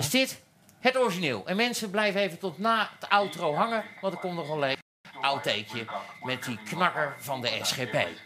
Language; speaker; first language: Dutch; native; Dutch